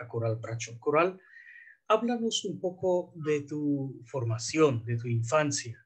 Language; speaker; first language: Spanish; non-native, fluent; Bangla